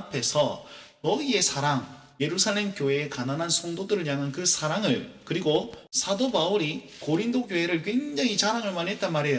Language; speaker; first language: Korean; native; Korean